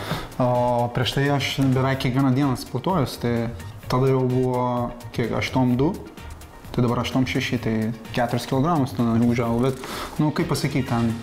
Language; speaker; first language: Lithuanian; non-native, fluent; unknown